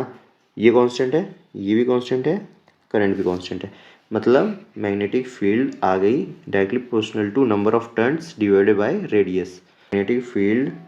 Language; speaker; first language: Hindi; native; Hindi